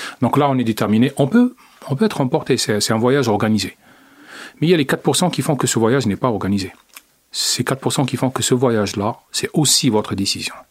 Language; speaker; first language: French; non-native, local second language; Arabic